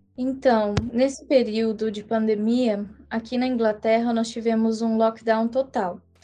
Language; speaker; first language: Portuguese; early bilingual, heritage; English